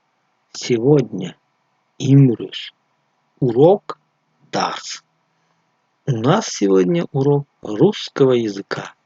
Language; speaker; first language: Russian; non-native, fluent; Tajik